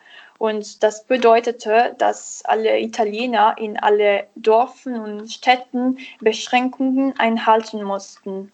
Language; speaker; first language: German; non-native, learner; Italian